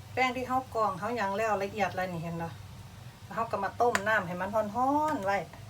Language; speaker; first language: Thai; native; Thai